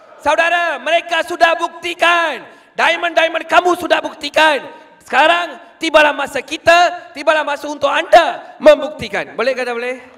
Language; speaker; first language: Malay; non-native, local second language; Tamil